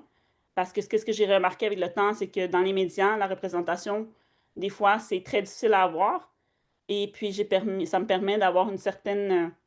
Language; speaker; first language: French; early bilingual, other home language; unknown